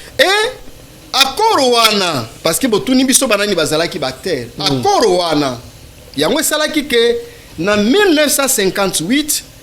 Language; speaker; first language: Lingala; non-native, local second language; Kituba (Democratic Republic of Congo)